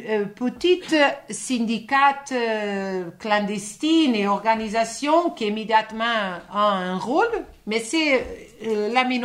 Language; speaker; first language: French; non-native, fluent; Portuguese